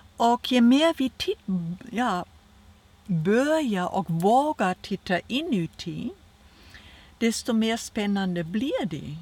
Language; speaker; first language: Swedish; non-native, fluent; German